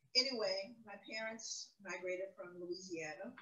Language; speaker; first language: English; native; English